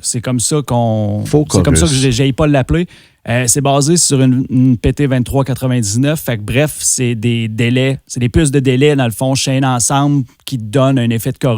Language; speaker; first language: French; native; French